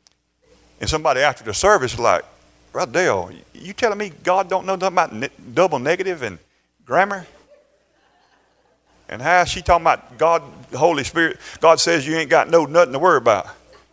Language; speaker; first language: English; native; English